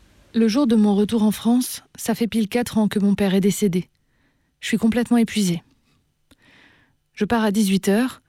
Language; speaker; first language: French; native; French